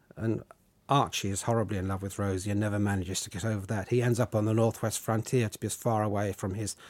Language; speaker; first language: English; native; English